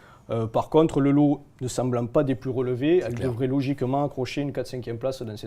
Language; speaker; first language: French; native; French